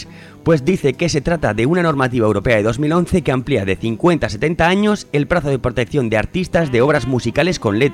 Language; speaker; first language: Spanish; native; Spanish